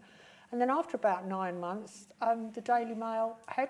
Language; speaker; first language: English; native; English